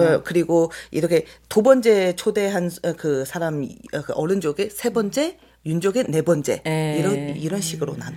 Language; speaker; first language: Korean; non-native, fluent; Chinese